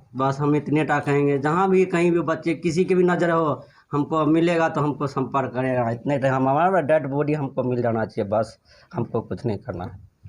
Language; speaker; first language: Hindi; non-native, local second language; Maithili